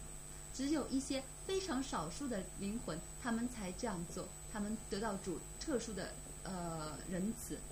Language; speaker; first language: Chinese; native; Chinese